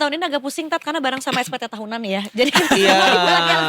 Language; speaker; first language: Indonesian; native; Indonesian